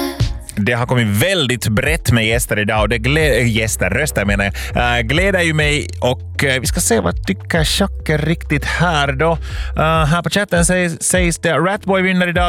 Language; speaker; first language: Swedish; native; Swedish